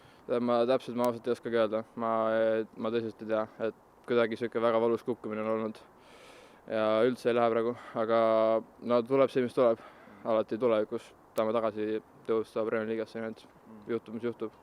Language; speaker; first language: Estonian; non-native, local second language; Russian